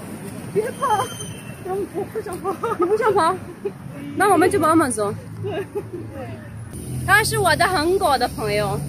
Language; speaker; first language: Chinese; non-native, fluent; Urdu